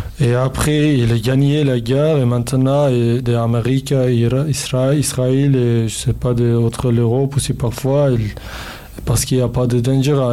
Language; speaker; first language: French; non-native, learner; Kurdish